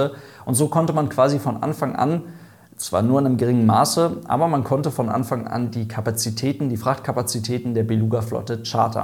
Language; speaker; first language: German; native; German